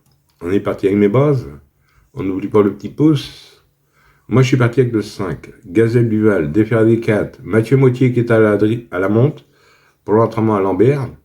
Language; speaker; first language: French; native; French